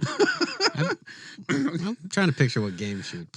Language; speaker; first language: English; native; English